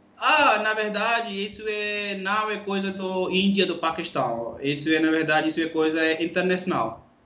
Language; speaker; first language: Portuguese; non-native, learner; Urdu